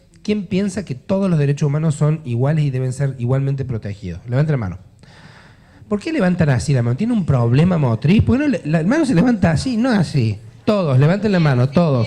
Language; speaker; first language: Spanish; native; Spanish